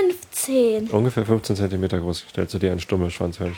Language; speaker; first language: German; native; German